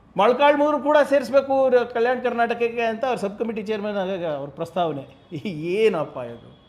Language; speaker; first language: Kannada; native; Kannada